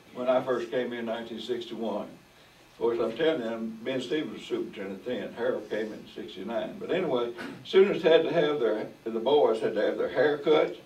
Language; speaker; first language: English; native; English